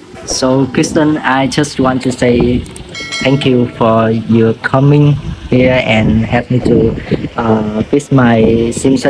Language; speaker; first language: English; non-native, learner; Vietnamese